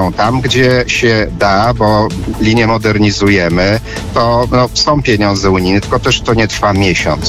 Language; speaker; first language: Polish; native; Polish